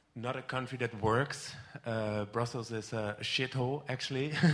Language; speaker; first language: English; non-native, fluent; Dutch